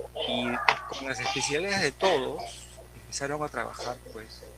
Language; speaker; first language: Spanish; native; Spanish